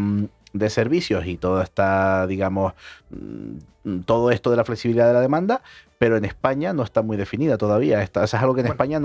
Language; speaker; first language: Spanish; native; Spanish